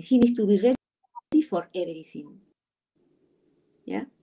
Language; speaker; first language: English; non-native, learner; Spanish